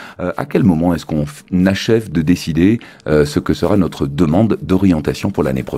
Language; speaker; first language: French; native; French